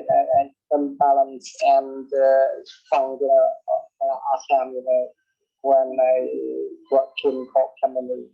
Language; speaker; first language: English; non-native, learner; Vietnamese